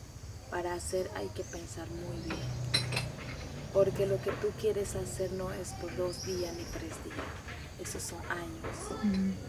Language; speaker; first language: Spanish; non-native, local second language; Shipibo-Conibo